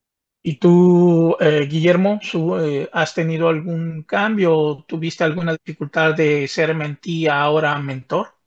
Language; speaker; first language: Spanish; native; Spanish